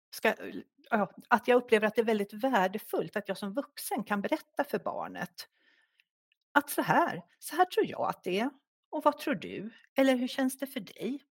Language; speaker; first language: Swedish; native; Swedish